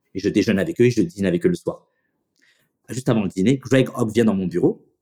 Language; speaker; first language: French; native; French